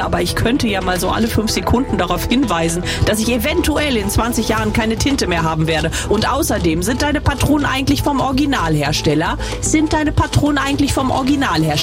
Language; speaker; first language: German; native; German